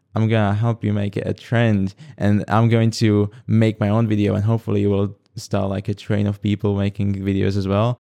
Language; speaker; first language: English; non-native, fluent; Slovak